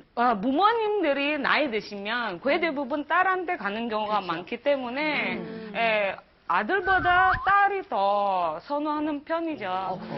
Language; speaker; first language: Korean; non-native, fluent; Indonesian